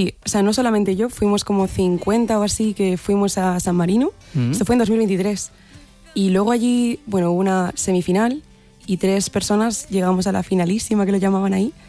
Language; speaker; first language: Spanish; native; Spanish